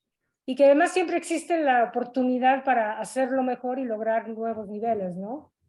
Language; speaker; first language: Spanish; native; Spanish